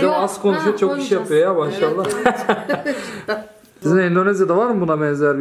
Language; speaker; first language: Turkish; native; Turkish